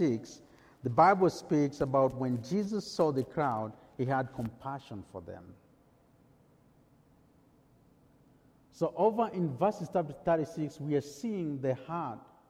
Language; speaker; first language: English; native; English